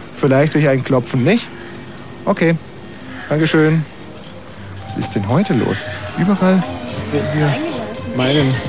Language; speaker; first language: German; native; German